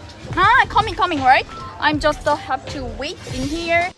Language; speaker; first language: English; non-native, learner; Korean